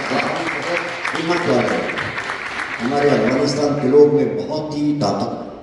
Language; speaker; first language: Urdu; non-native, fluent; Persian